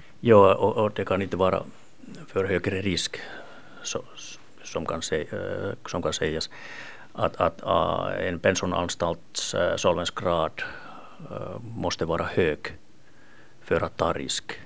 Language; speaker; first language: Swedish; non-native, local second language; Finnish